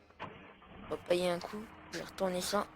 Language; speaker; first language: French; native; French